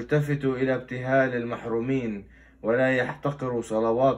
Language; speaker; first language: Arabic; native; Arabic